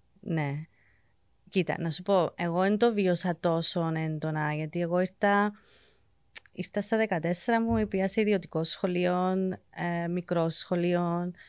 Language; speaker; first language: Greek; early bilingual, heritage; English